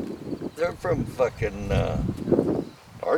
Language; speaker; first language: English; native; English